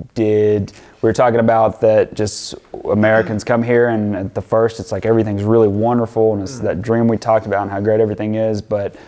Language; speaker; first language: English; native; English